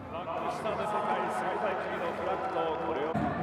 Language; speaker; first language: Japanese; native; Japanese